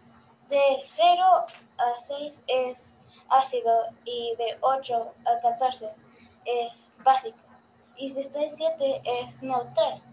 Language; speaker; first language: Spanish; early bilingual, heritage; Spanish